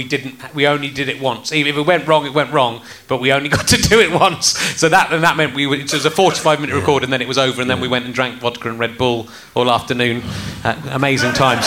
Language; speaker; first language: English; native; English